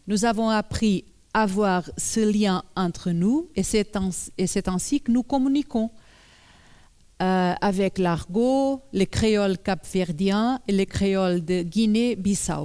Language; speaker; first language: French; non-native, learner; Portuguese